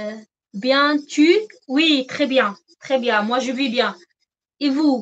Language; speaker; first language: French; non-native, local second language; Arabic